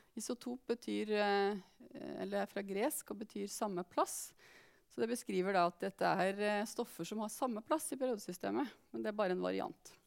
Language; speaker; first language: Norwegian; native; Norwegian